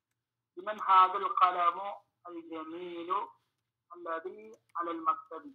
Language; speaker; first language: Arabic; non-native, learner; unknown